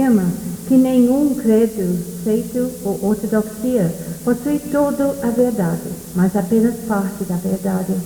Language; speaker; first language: Portuguese; non-native, fluent; English